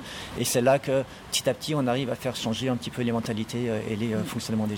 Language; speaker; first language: French; native; French